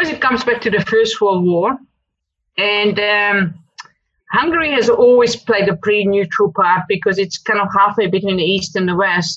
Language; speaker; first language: English; early bilingual, other home language; Hungarian